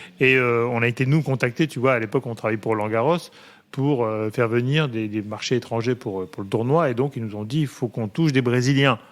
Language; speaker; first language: French; native; French